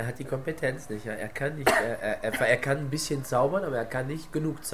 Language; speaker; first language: German; non-native, fluent; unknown